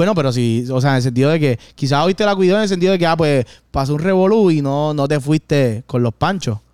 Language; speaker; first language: Spanish; native; Spanish